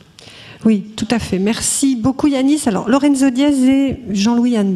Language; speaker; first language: French; native; French